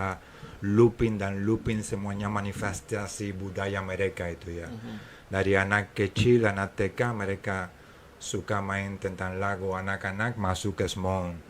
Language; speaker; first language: Indonesian; non-native, fluent; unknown